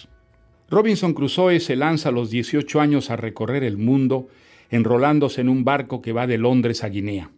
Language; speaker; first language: Spanish; native; Spanish